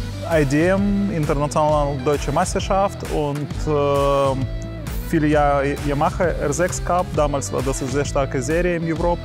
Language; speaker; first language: German; non-native, learner; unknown